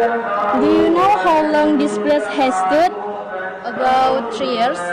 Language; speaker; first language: English; non-native, learner; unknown